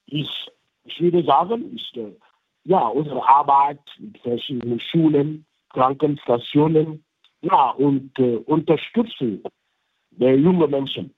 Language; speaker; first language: German; non-native, fluent; French